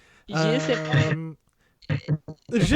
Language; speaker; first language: French; non-native, fluent; Spanish